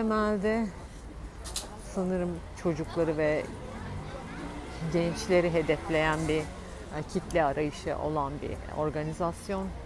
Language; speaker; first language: Turkish; native; Turkish